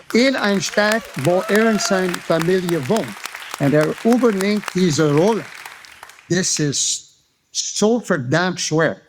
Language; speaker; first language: German; non-native, fluent; English